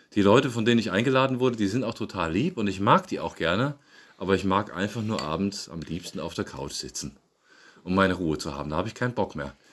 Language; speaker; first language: German; native; German